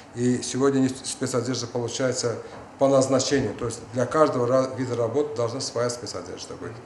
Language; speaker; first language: Russian; non-native, local second language; Azerbaijani